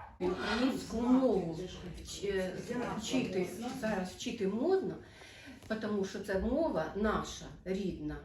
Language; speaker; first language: Ukrainian; non-native, local second language; Russian